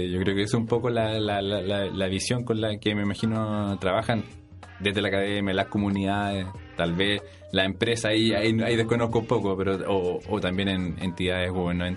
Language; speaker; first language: Spanish; native; Spanish